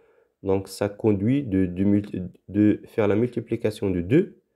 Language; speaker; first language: French; non-native, local second language; Arabic